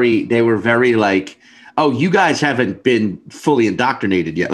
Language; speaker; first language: English; native; English